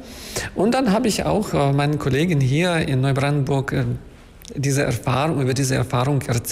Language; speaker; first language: German; non-native, fluent; Ukrainian